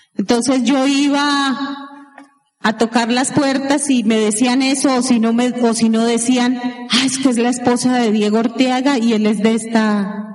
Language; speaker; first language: Spanish; native; Spanish